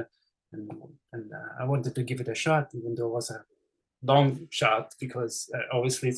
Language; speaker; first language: English; non-native, fluent; Swiss German